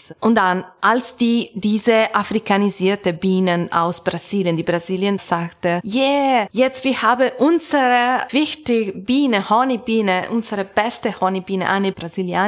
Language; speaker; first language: German; non-native, learner; Italian